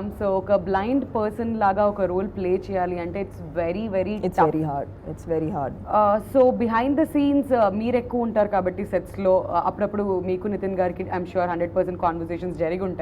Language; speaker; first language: Telugu; native; Telugu